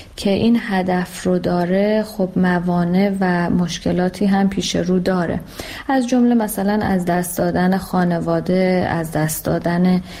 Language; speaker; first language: Persian; native; Persian